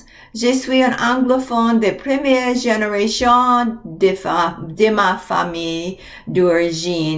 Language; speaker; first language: French; non-native, learner; English